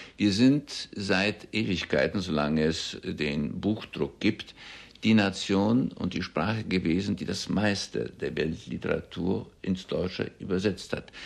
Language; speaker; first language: German; early bilingual, heritage; German